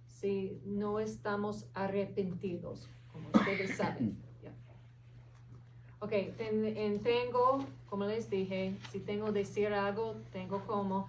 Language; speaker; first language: Spanish; non-native, fluent; English